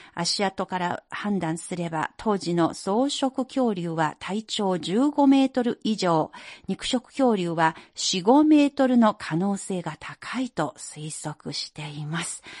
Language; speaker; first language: Japanese; non-native, fluent; Chinese